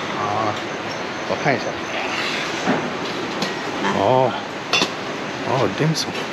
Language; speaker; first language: Chinese; non-native, learner; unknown